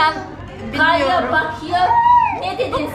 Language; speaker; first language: Turkish; non-native, fluent; Turkmen